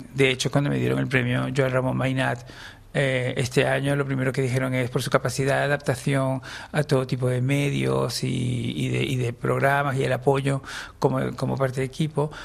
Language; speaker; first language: Spanish; native; Spanish